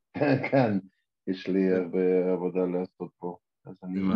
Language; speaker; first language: Hebrew; non-native, learner; German